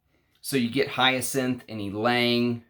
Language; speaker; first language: English; native; English